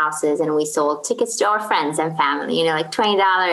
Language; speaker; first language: English; non-native, fluent; Arabic